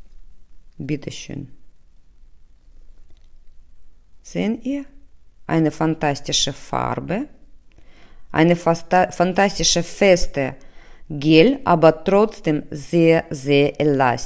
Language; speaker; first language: German; non-native, learner; Russian